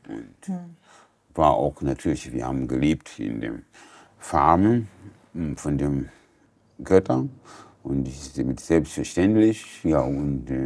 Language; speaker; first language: German; non-native, learner; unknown